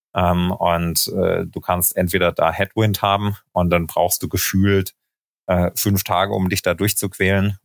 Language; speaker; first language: German; native; German